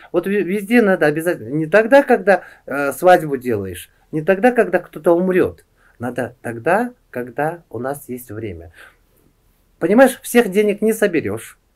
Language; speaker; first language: Russian; non-native, local second language; Uzbek